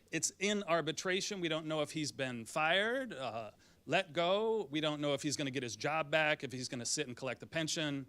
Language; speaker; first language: English; native; English